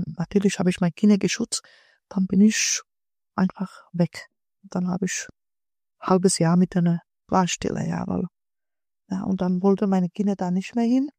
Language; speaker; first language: German; early bilingual, other home language; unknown